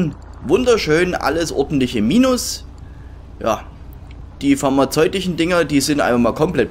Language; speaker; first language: German; native; German